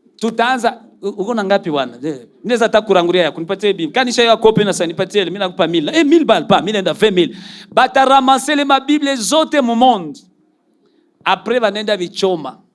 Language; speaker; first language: Swahili; native; Swahili